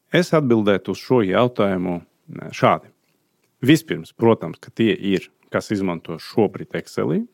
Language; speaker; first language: Latvian; non-native, fluent; Azerbaijani